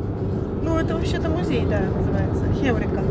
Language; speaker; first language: Russian; native; Russian